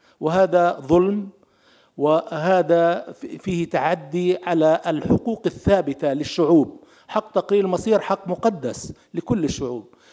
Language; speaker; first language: Arabic; native; Arabic